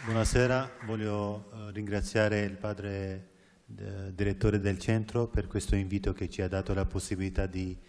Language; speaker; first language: Italian; non-native, fluent; Arabic